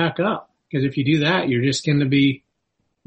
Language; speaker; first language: English; native; English